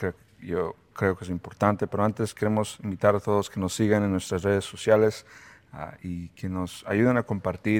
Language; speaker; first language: Spanish; early bilingual, heritage; Spanish